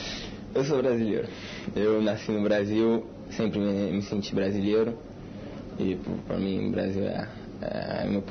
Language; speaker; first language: Portuguese; early bilingual, heritage; Portuguese